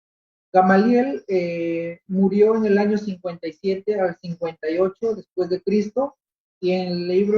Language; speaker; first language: Spanish; native; Spanish